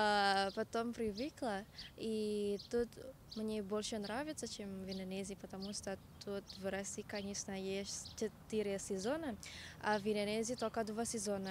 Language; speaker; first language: Russian; non-native, learner; Indonesian